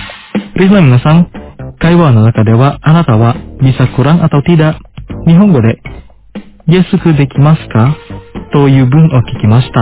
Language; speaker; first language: Japanese; non-native, fluent; Indonesian